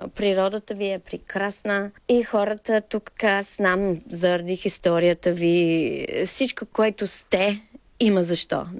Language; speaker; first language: Bulgarian; non-native, fluent; English